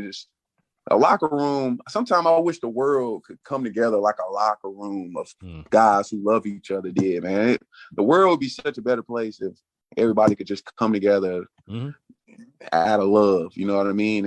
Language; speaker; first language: English; native; English